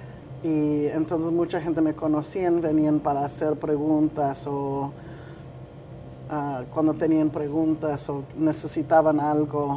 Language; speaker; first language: Spanish; early bilingual, heritage; Spanish